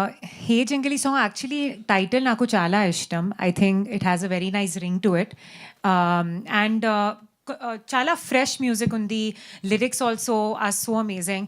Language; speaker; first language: Telugu; non-native, learner; Hindi